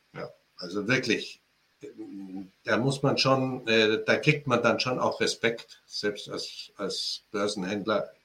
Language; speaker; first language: German; native; German